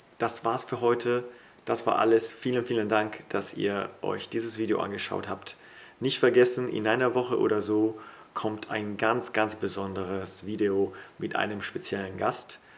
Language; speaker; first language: German; non-native, fluent; Italian